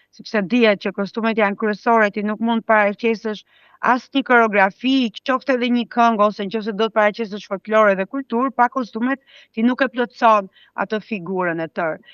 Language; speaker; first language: Albanian; native; Albanian